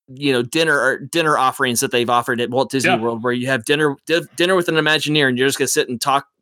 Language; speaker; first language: English; native; English